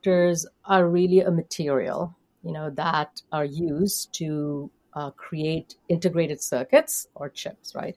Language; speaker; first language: English; non-native, local second language; Hindi